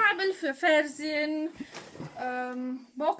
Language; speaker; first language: German; non-native, local second language; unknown